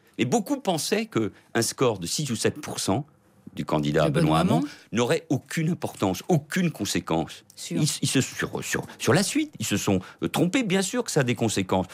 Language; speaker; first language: French; early bilingual, other home language; Catalan